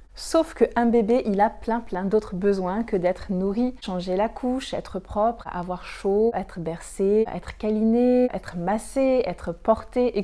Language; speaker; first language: French; native; French